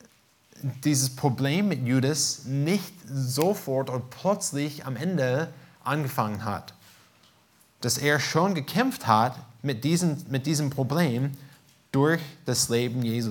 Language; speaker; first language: German; non-native, fluent; English